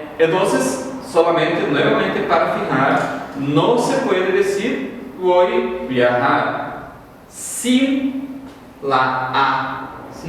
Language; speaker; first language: Spanish; non-native, fluent; Portuguese